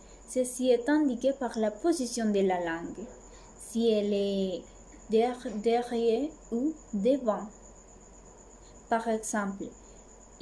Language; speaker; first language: French; non-native, learner; Spanish